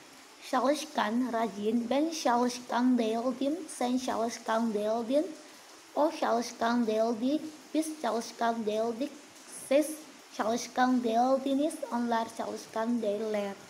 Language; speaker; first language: Turkish; non-native, learner; Indonesian